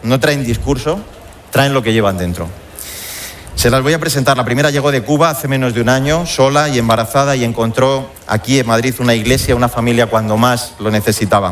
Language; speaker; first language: Spanish; native; Spanish